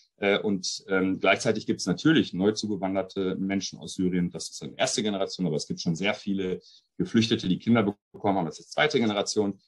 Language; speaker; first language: German; early bilingual, other home language; Arabic